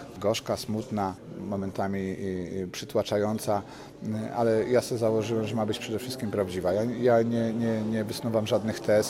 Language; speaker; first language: Polish; native; Polish